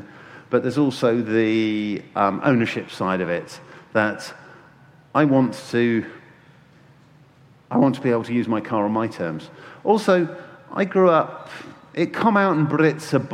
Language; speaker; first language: English; native; English